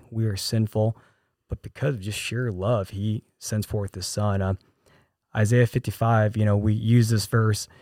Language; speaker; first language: English; early bilingual, other home language; Korean